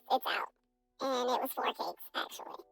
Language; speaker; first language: English; native; English